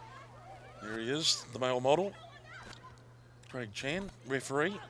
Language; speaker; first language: English; native; English